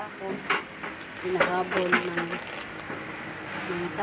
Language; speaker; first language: Filipino; native; Filipino